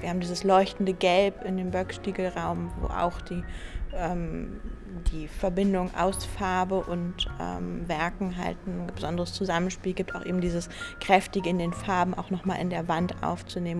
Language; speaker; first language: German; native; German